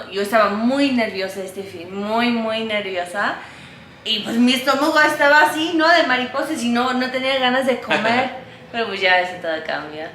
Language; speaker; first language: Spanish; non-native, fluent; English